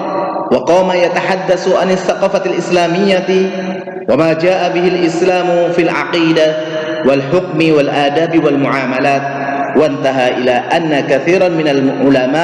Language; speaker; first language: Arabic; non-native, fluent; Indonesian